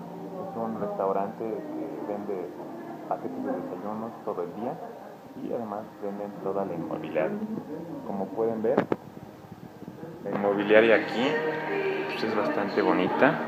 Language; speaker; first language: Spanish; native; Spanish